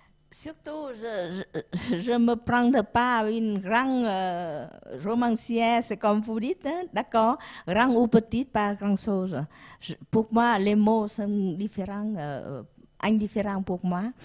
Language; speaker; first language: French; non-native, learner; Vietnamese